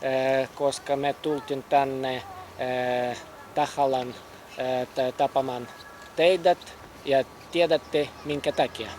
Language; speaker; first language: Finnish; non-native, fluent; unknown